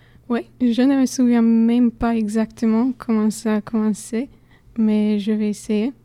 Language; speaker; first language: French; non-native, fluent; Slovak